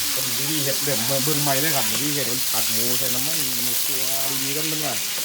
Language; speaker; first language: Thai; native; Thai